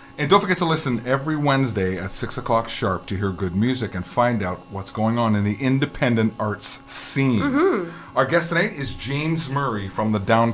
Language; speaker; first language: English; native; English